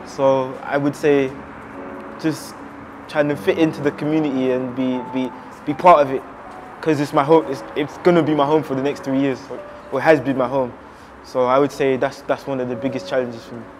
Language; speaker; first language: English; native; English